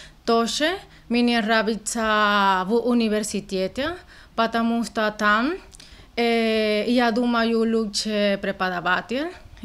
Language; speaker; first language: Russian; non-native, learner; Spanish